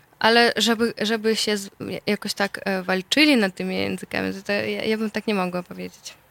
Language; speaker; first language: Polish; non-native, fluent; Russian